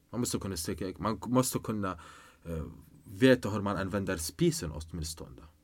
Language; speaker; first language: Swedish; non-native, fluent; Arabic